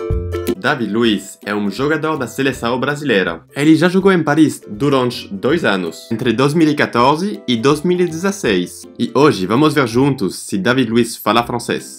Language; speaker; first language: Portuguese; non-native, fluent; French